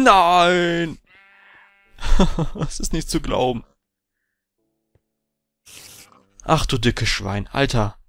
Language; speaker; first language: German; native; German